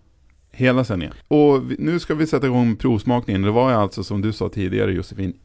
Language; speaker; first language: Swedish; native; Swedish